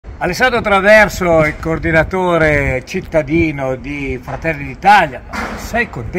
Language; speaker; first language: Italian; native; Italian